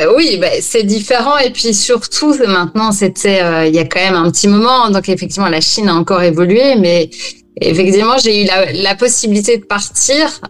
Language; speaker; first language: French; native; French